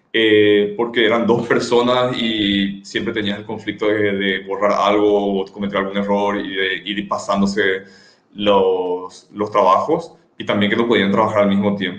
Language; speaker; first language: Spanish; native; Spanish